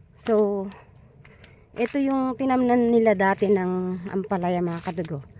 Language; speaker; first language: Filipino; non-native, local second language; Iloko